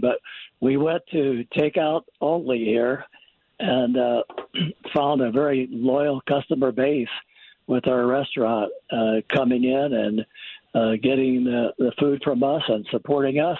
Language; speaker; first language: English; native; English